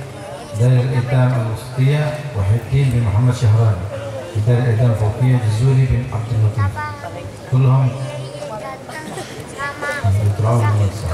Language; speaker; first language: Arabic; non-native, fluent; Indonesian